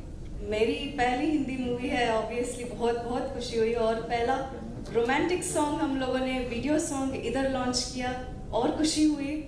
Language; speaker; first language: Hindi; non-native, local second language; Kannada